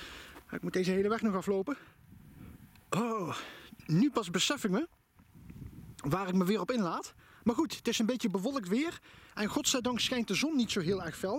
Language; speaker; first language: Dutch; native; Dutch